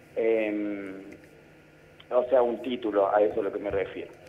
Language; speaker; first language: Spanish; native; Spanish